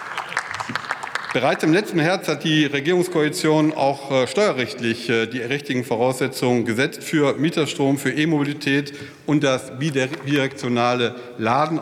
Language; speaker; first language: German; native; German